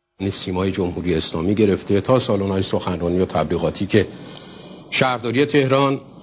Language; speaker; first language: Persian; native; Persian